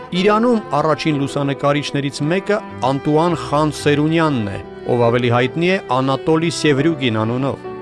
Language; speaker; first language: Armenian; native; Armenian